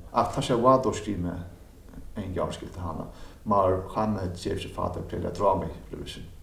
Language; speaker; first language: Irish; native; Irish